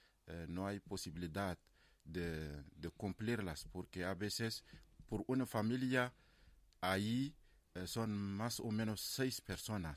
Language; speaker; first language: Spanish; non-native, fluent; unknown